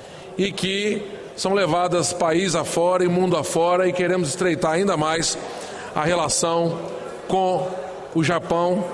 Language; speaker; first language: Portuguese; native; Portuguese